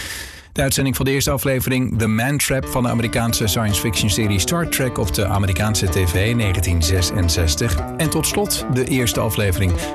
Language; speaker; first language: Dutch; native; Dutch